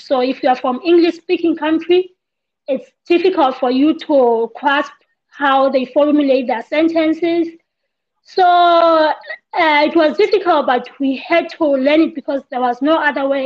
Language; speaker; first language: English; non-native, local second language; Southern Sotho